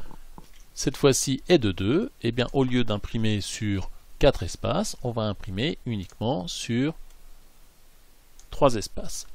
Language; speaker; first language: French; native; French